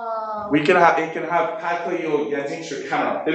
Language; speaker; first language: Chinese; non-native, learner; English